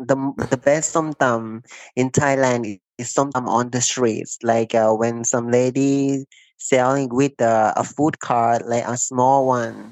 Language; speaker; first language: English; non-native, learner; Thai